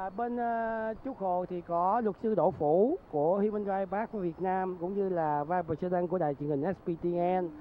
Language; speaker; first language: Vietnamese; native; Vietnamese